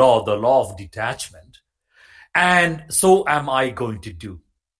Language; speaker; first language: English; non-native, local second language; Malayalam